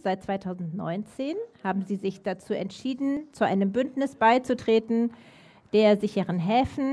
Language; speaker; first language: German; native; German